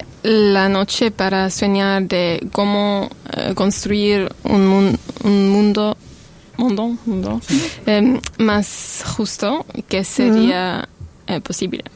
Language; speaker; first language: Spanish; non-native, learner; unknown